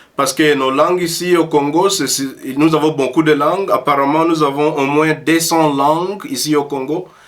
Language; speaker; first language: French; early bilingual, heritage; French